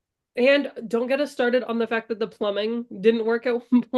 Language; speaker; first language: English; native; English